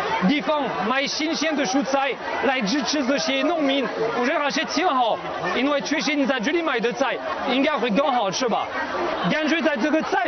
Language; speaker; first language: Chinese; non-native, fluent; French